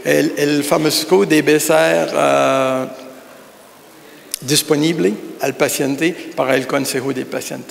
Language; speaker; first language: Spanish; non-native, learner; French